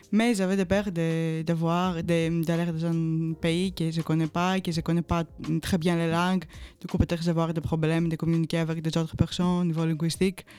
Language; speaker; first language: French; non-native, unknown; Greek